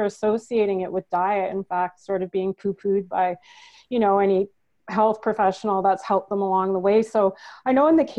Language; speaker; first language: English; native; English